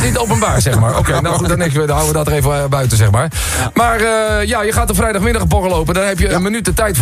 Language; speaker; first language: Dutch; native; Dutch